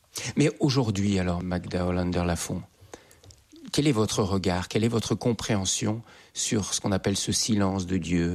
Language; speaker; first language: French; native; French